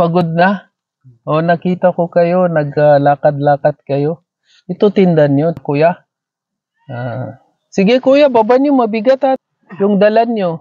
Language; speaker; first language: Filipino; non-native, learner; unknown